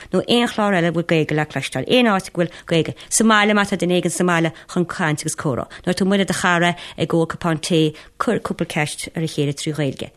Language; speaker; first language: Irish; native; Irish